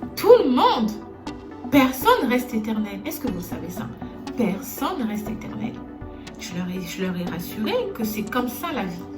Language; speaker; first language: French; non-native, local second language; Lingala